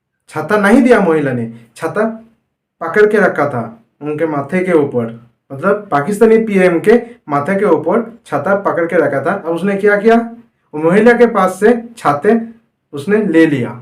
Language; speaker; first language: Hindi; non-native, fluent; Bangla